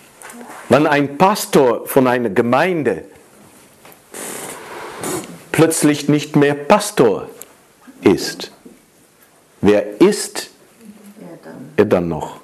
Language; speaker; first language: German; non-native, fluent; Dutch